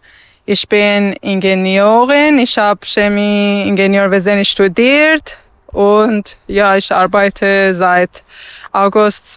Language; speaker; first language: German; non-native, fluent; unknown